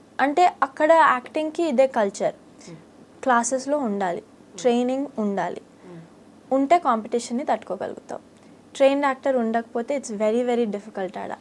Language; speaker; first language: Telugu; early bilingual, heritage; Telugu